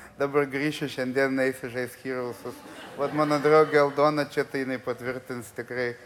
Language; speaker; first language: Lithuanian; early bilingual, other home language; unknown